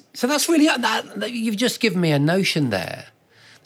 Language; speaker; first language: English; native; English